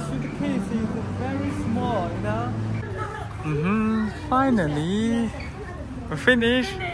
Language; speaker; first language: English; non-native, learner; Chinese